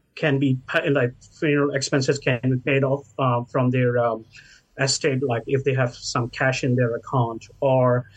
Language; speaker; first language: English; non-native, local second language; Hindi